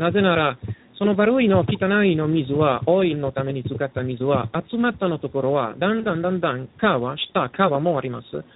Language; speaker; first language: Japanese; non-native, learner; Italian